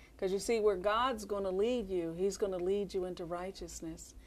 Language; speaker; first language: English; native; English